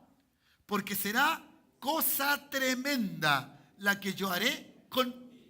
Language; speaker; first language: Spanish; native; Spanish